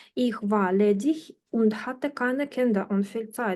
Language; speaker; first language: German; non-native, fluent; Ukrainian